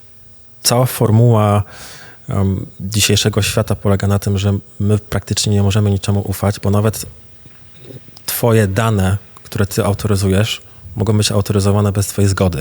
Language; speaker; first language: Polish; native; Polish